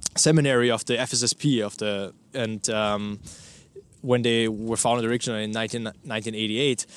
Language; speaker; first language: English; non-native, fluent; German